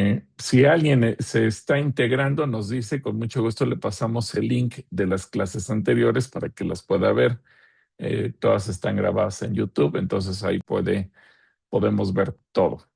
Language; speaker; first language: Spanish; native; Spanish